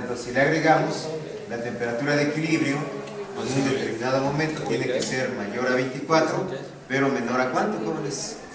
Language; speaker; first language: Spanish; native; Spanish